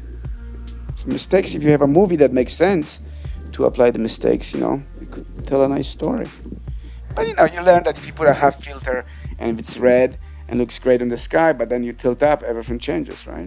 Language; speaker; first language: English; non-native, fluent; Polish